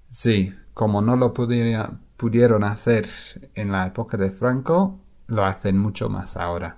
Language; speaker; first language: Spanish; non-native, fluent; English